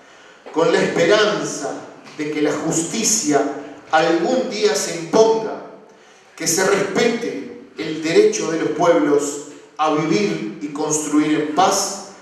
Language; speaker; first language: Spanish; native; Spanish